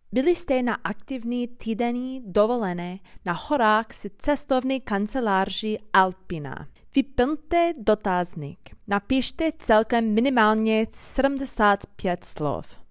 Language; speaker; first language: Czech; non-native, learner; English